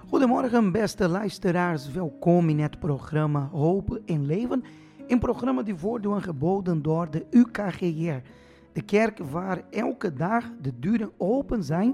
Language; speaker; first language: Dutch; non-native, fluent; Portuguese